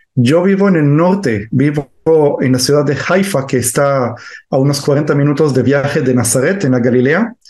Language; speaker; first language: Spanish; early bilingual, heritage; Hebrew